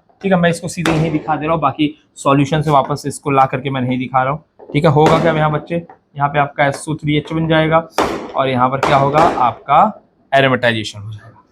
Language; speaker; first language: Hindi; native; Hindi